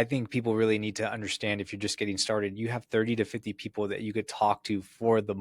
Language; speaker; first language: English; native; English